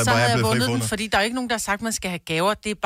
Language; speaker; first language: Danish; native; Danish